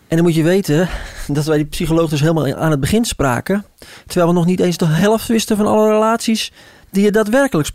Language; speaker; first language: Dutch; native; Dutch